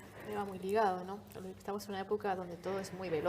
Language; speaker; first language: Spanish; native; Spanish